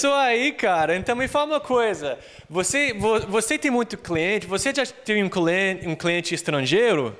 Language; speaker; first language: Portuguese; non-native, fluent; English